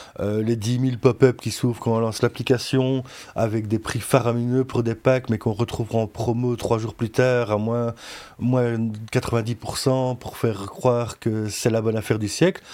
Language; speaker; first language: French; native; French